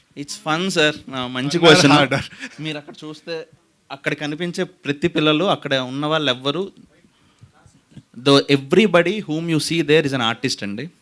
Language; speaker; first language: Telugu; native; Telugu